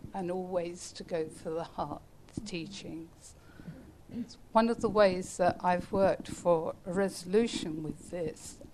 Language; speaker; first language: English; native; English